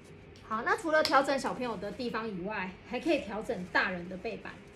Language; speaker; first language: Chinese; native; Chinese